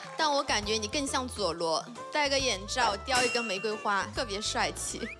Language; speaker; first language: Chinese; native; Chinese